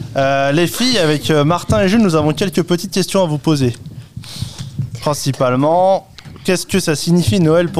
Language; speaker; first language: French; native; French